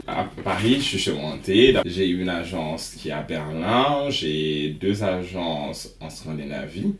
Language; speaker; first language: French; non-native, local second language; Wolof